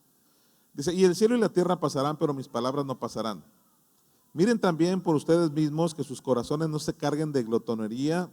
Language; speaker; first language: Spanish; native; Spanish